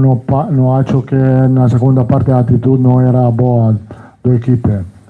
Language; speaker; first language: Portuguese; non-native, learner; Italian